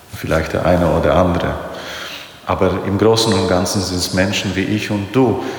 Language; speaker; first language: German; non-native, fluent; Polish